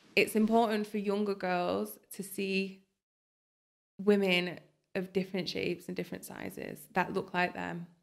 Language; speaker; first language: English; native; English